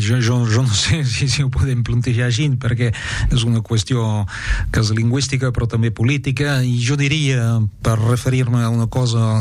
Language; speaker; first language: Catalan; non-native, fluent; French